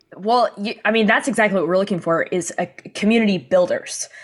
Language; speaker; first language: English; native; English